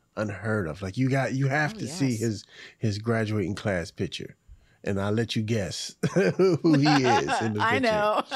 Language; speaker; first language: English; native; English